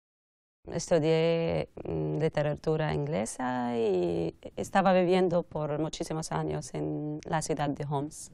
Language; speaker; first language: Spanish; non-native, fluent; Arabic